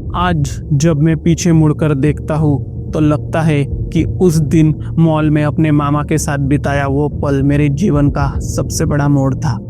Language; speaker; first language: Hindi; non-native, local second language; Marathi